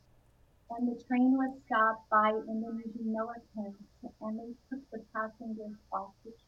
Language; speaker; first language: English; early bilingual, other home language; Indonesian